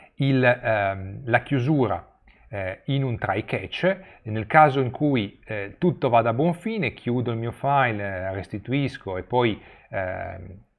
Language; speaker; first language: Italian; native; Italian